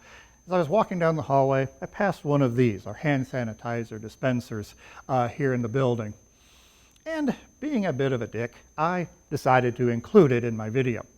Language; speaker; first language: English; native; English